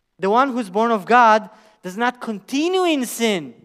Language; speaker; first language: English; non-native, fluent; Romanian